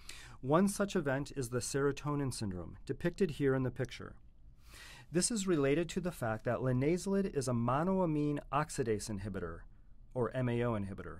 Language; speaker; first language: English; native; English